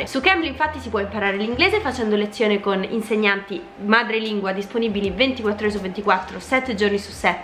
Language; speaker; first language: Italian; native; Italian